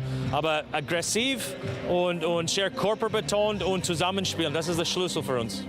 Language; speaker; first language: German; non-native, fluent; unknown